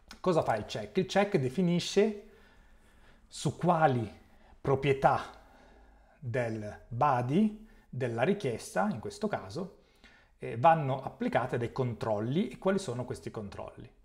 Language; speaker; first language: Italian; native; Italian